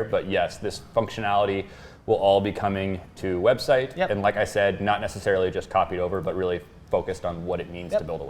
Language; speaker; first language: English; native; English